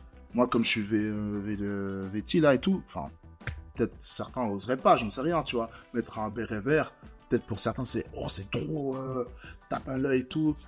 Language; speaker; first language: French; native; French